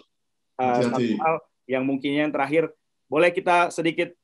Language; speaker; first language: Indonesian; native; Indonesian